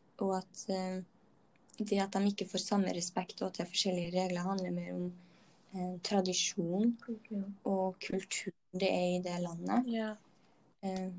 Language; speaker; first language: Norwegian; native; Norwegian